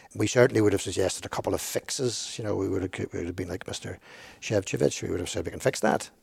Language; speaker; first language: English; native; English